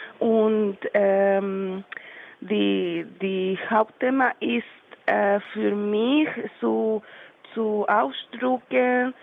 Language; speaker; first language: German; non-native, learner; Spanish